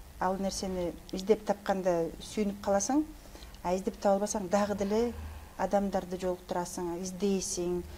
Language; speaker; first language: Kyrgyz; non-native, local second language; Russian